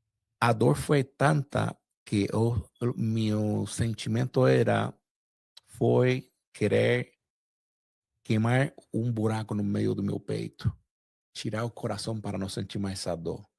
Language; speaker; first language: Portuguese; non-native, fluent; Spanish